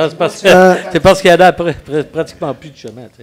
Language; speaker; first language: French; native; French